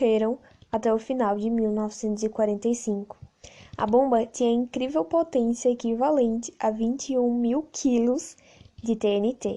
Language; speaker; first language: Portuguese; native; Portuguese